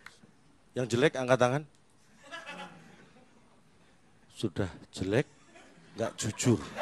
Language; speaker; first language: Indonesian; native; Indonesian